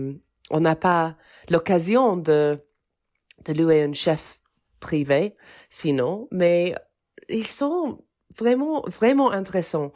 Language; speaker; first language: French; non-native, fluent; English